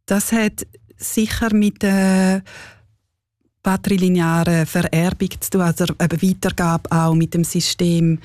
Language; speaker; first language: German; native; German